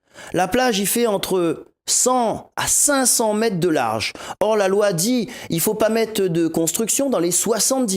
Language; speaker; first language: French; non-native, local second language; Réunion Creole French